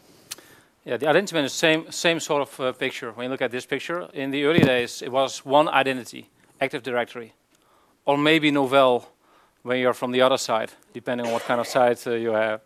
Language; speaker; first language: English; non-native, fluent; Dutch